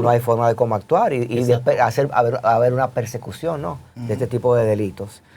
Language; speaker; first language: Spanish; native; Spanish